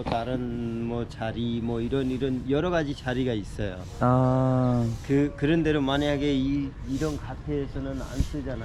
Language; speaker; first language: Korean; non-native, fluent; Hindi